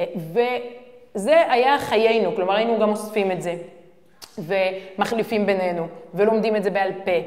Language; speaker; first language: Hebrew; native; Hebrew